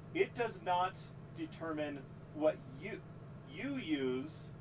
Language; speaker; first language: English; native; English